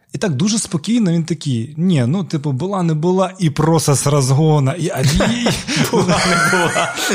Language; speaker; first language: Ukrainian; non-native, local second language; Russian